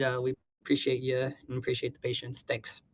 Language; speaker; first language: English; native; English